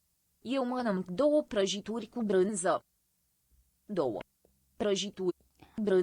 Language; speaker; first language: Romanian; non-native, learner; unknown